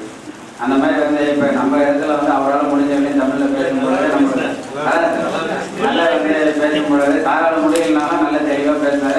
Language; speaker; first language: Tamil; native; Tamil